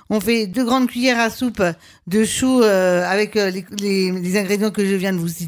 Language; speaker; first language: French; native; French